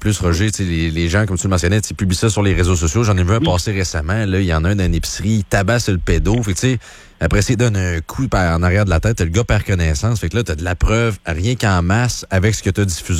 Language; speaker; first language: French; native; French